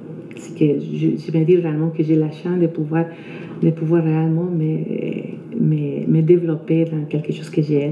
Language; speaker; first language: French; non-native, fluent; Spanish